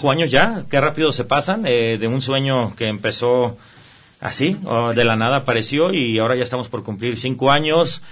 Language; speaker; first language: Spanish; native; Spanish